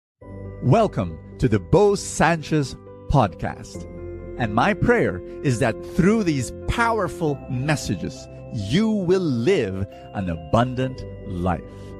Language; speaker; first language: English; non-native, local second language; Filipino